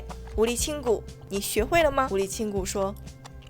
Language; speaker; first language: Chinese; native; Chinese